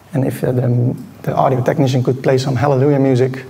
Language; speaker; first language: English; non-native, fluent; Dutch